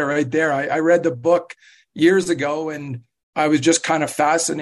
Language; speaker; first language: English; native; English